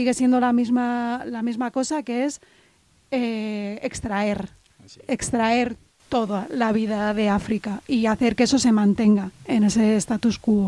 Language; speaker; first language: Spanish; native; Spanish